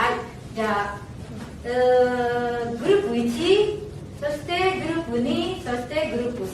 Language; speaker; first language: Japanese; non-native, fluent; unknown